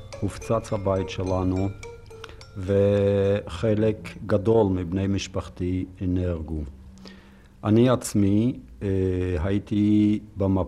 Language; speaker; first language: Hebrew; non-native, fluent; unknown